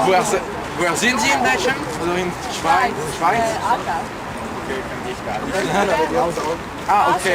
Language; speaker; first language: German; non-native, learner; French